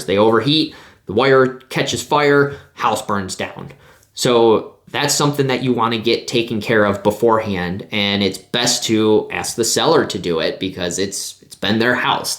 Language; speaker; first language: English; native; English